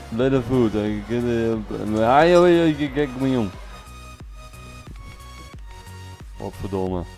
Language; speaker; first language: Dutch; native; Dutch